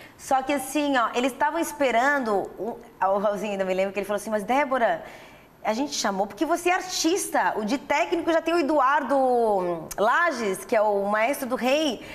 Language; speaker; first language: Portuguese; early bilingual, other home language; Italian